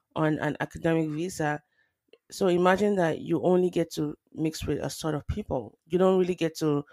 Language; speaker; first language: English; non-native, local second language; Yoruba